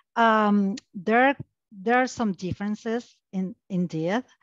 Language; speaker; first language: English; non-native, fluent; Spanish